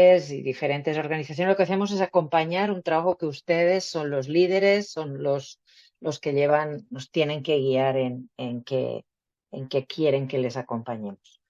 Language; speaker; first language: Spanish; native; Spanish